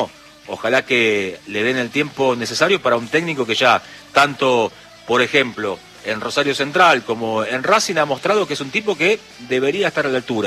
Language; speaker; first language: Spanish; native; Spanish